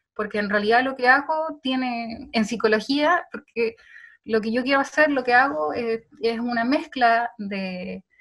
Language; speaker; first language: Spanish; native; Spanish